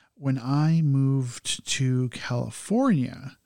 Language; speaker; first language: English; native; English